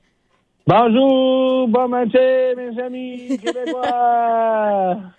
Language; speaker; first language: French; non-native, local second language; English